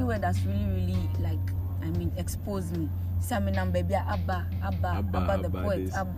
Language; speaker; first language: English; non-native, local second language; Akan